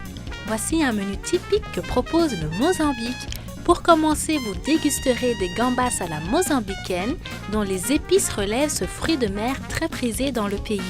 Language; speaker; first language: French; native; French